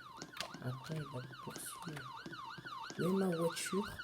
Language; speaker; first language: French; native; French